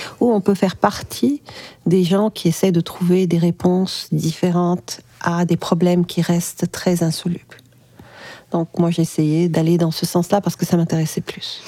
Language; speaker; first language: French; early bilingual, other home language; Arabic